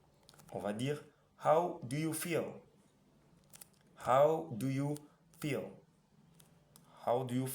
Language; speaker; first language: English; non-native, fluent; French